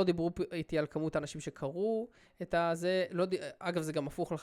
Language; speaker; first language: Hebrew; native; Hebrew